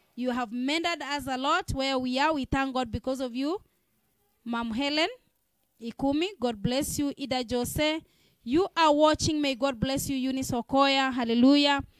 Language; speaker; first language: English; non-native, local second language; Swahili